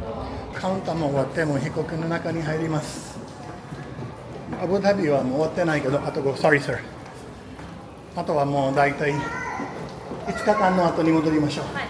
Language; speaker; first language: Japanese; non-native, fluent; Urdu